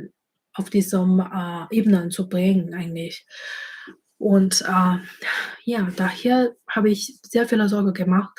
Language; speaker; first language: German; non-native, fluent; Chinese